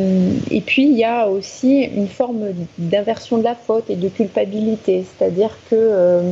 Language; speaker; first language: French; native; French